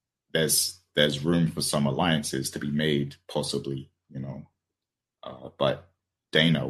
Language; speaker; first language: English; native; English